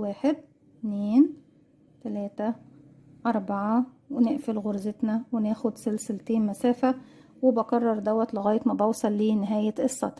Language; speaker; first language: Arabic; native; Arabic